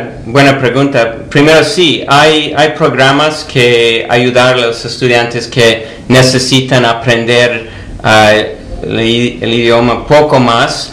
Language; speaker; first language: Spanish; non-native, fluent; English